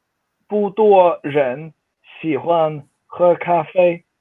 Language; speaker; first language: Chinese; non-native, fluent; Swedish